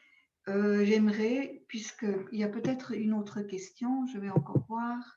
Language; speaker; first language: French; non-native, local second language; German